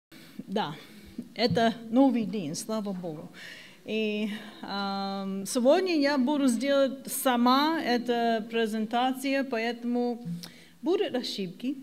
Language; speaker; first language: Russian; non-native, learner; English